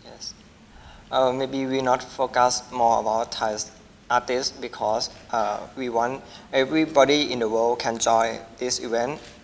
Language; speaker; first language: English; non-native, learner; Thai